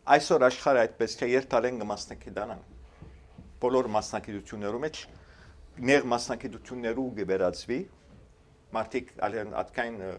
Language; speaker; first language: Armenian; early bilingual, heritage; Armenian